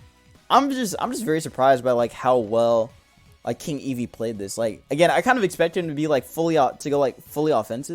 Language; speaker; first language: English; native; English